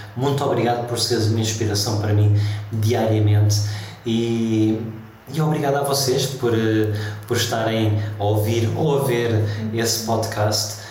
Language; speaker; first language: Portuguese; early bilingual, heritage; Portuguese